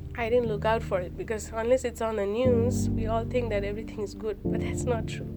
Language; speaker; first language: English; non-native, local second language; Nepali